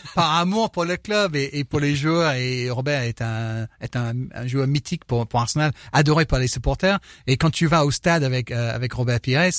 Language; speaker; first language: French; non-native, fluent; English